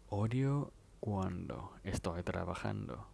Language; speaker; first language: Spanish; non-native, fluent; Thai